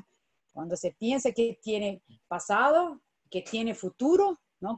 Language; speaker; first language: Spanish; non-native, fluent; Portuguese